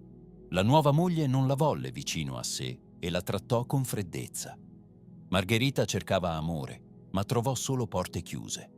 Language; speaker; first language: Italian; native; Italian